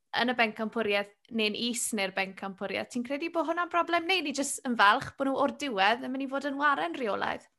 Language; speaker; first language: Welsh; native; Welsh